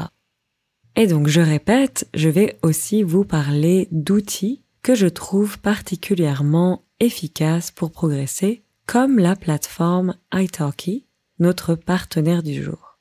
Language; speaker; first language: French; native; French